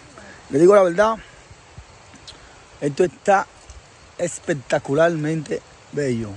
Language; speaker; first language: Spanish; native; Spanish